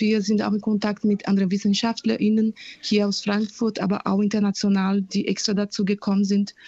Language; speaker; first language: German; non-native, fluent; Portuguese